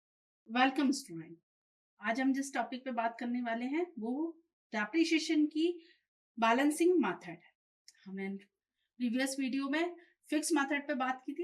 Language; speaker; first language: Hindi; native; Hindi